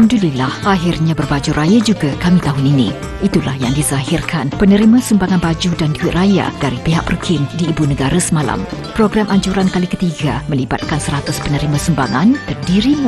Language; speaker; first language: Malay; native; Malay